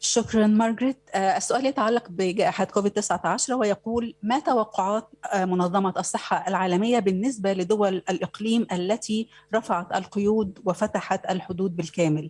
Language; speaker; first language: Arabic; native; Arabic